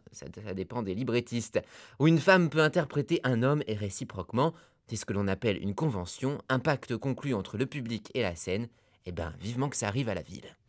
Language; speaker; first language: French; native; French